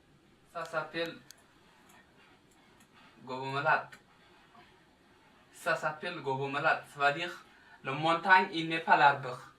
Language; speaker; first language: French; non-native, learner; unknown